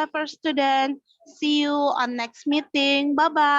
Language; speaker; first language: English; non-native, learner; Indonesian